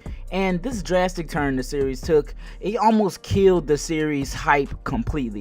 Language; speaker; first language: English; native; English